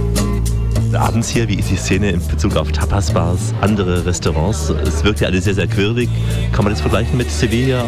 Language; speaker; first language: German; native; German